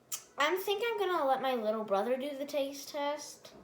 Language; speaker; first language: English; native; English